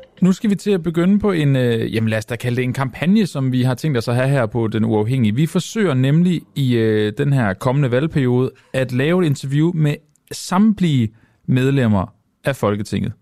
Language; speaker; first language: Danish; native; Danish